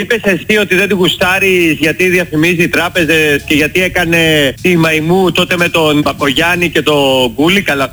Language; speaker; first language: Greek; native; Greek